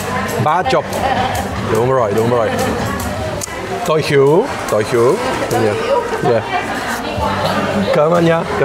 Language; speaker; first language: Vietnamese; non-native, learner; Bulgarian